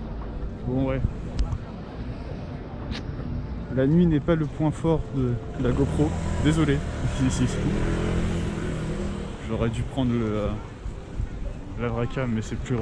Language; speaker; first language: French; native; French